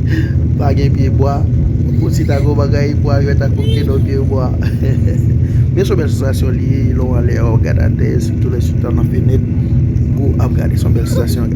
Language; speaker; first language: French; non-native, learner; Haitian Creole